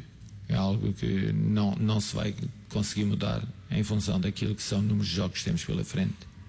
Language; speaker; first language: Portuguese; native; Portuguese